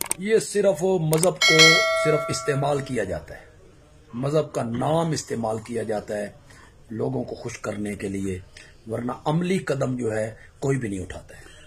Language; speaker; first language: Urdu; non-native, local second language; Punjabi